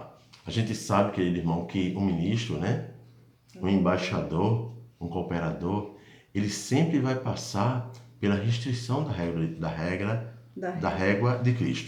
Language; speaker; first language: Portuguese; native; Portuguese